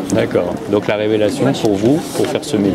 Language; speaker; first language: French; native; French